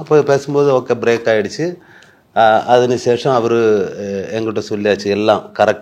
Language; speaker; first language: Tamil; non-native, learner; Malayalam